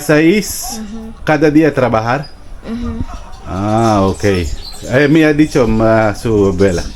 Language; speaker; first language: Spanish; non-native, learner; Filipino